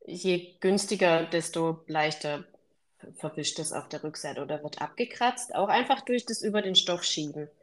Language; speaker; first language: German; native; German